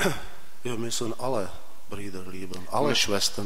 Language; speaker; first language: German; non-native, fluent; Polish